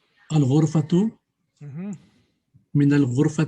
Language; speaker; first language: Arabic; non-native, learner; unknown